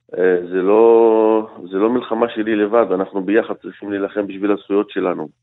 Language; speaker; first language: Hebrew; non-native, local second language; Arabic